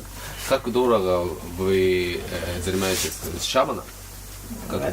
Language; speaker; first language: Russian; non-native, learner; Japanese